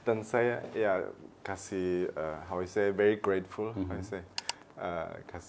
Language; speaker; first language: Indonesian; early bilingual, heritage; German